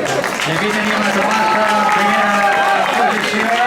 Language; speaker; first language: Catalan; native; Catalan